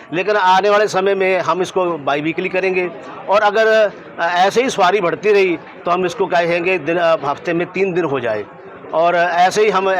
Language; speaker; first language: Hindi; non-native, local second language; Punjabi